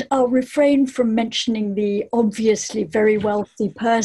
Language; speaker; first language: English; native; English